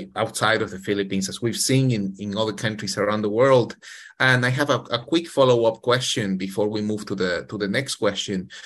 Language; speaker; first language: English; non-native, fluent; Spanish